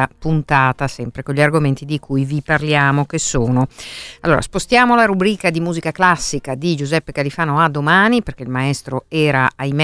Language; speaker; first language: Italian; native; Italian